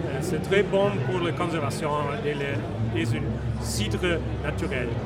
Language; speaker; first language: French; non-native, learner; German